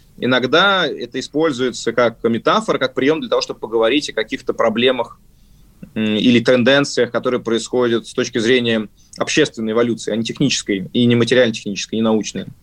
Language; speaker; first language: Russian; native; Russian